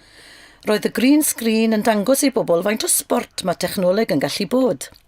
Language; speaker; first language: Welsh; native; Welsh